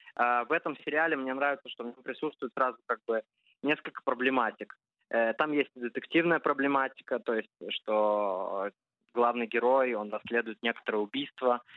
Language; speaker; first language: Russian; early bilingual, heritage; Russian